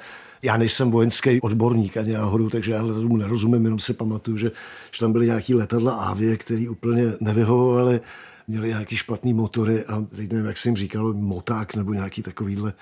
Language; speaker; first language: Czech; native; Czech